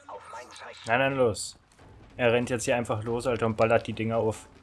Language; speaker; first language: German; native; German